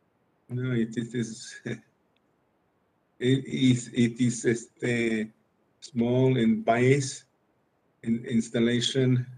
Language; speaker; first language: English; non-native, learner; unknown